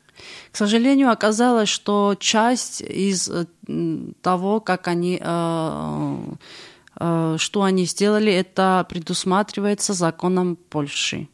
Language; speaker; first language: Russian; non-native, fluent; Georgian